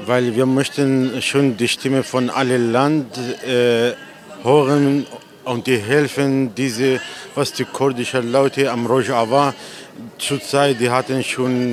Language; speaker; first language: German; non-native, learner; Kurdish